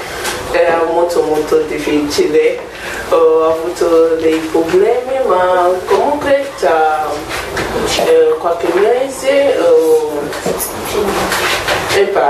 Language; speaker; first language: Italian; non-native, learner; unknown